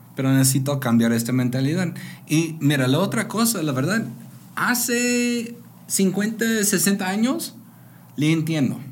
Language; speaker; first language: Spanish; non-native, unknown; English